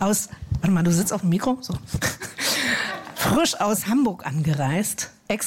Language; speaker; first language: German; native; German